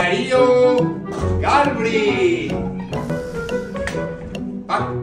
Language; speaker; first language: Spanish; native; Spanish